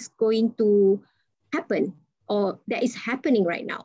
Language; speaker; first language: English; non-native, local second language; Malay